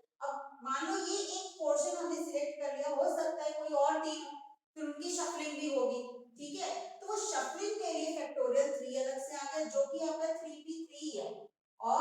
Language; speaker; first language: Hindi; native; Hindi